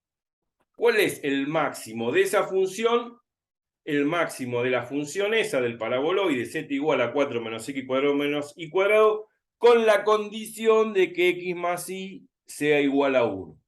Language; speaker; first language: Spanish; native; Spanish